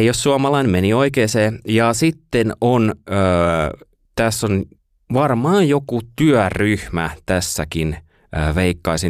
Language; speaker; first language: Finnish; native; Finnish